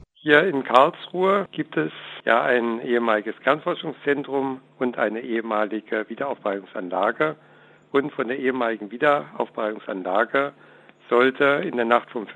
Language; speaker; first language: German; native; German